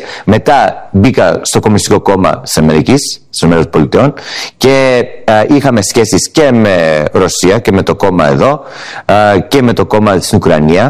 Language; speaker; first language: Greek; early bilingual, heritage; English